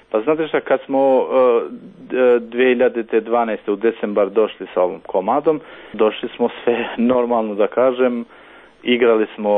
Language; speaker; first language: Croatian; non-native, local second language; Albanian